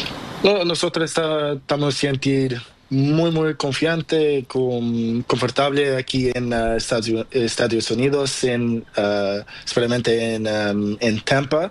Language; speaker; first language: Spanish; non-native, learner; Portuguese